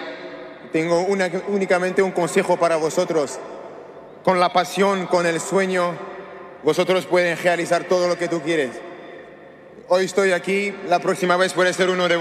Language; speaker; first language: Spanish; non-native, learner; French